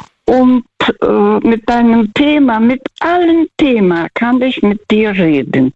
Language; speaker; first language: German; non-native, learner; Russian